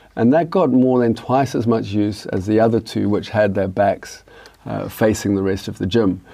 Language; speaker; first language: English; native; English